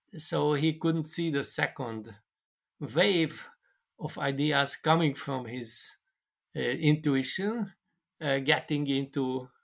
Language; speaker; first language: English; non-native, fluent; Hungarian